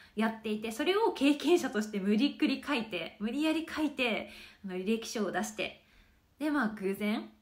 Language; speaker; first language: Japanese; native; Japanese